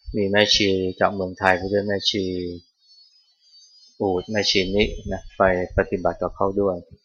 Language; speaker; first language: Thai; native; Thai